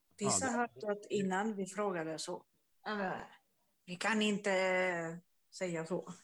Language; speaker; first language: Swedish; non-native, learner; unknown